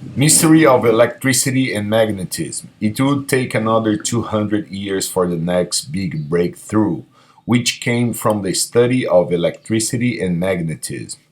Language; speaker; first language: English; non-native, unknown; Portuguese